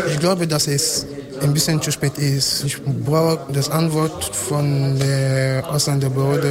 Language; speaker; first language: German; non-native, learner; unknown